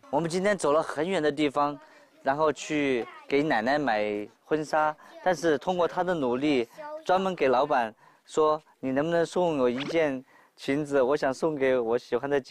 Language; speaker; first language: Chinese; native; Chinese